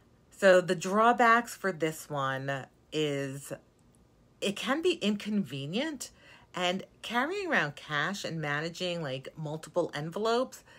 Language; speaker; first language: English; native; English